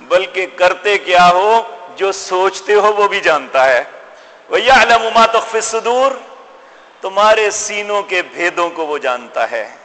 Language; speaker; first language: Urdu; non-native, local second language; Punjabi